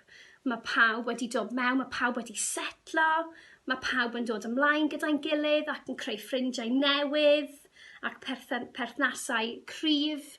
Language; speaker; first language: Welsh; non-native, local second language; English